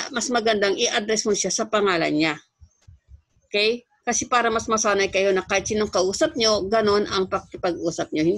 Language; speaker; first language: Filipino; native; Filipino